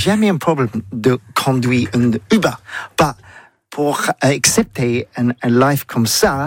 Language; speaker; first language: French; non-native, learner; English